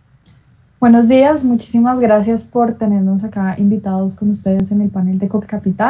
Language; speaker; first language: Spanish; native; Spanish